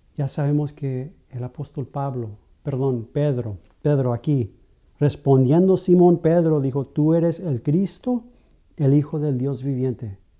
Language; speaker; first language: Spanish; non-native, fluent; English